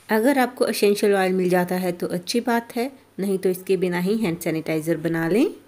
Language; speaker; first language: Hindi; native; Hindi